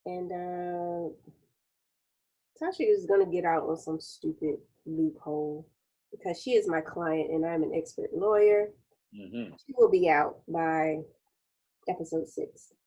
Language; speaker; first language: English; native; English